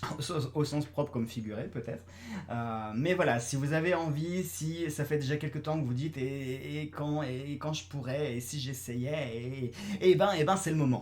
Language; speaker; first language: French; native; French